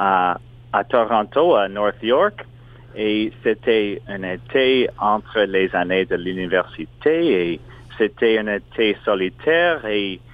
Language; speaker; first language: French; non-native, local second language; English